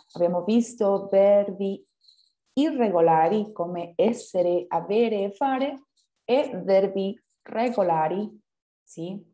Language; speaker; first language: Italian; non-native, fluent; Spanish